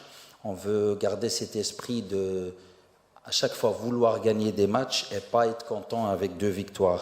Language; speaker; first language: French; non-native, fluent; Arabic